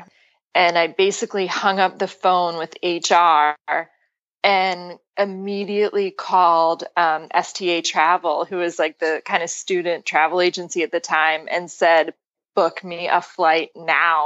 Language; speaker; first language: English; native; English